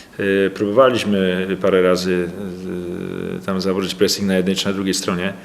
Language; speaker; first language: Polish; native; Polish